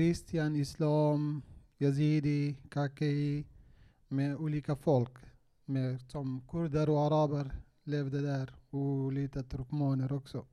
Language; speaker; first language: Swedish; non-native, fluent; Kurdish